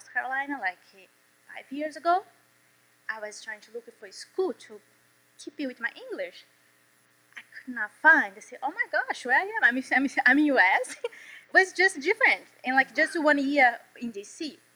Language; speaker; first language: English; non-native, learner; Portuguese